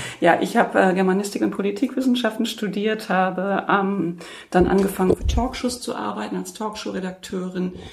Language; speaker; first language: German; native; German